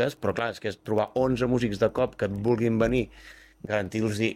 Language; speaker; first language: Catalan; native; Catalan